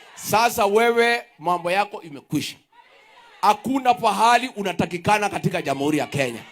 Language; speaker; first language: Swahili; non-native, local second language; Kikuyu